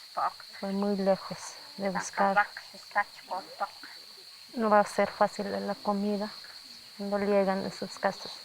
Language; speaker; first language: Spanish; non-native, local second language; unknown